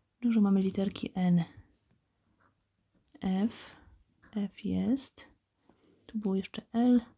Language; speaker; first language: Polish; native; Polish